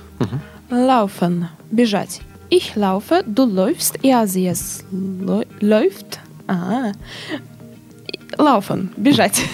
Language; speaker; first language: German; non-native, learner; Russian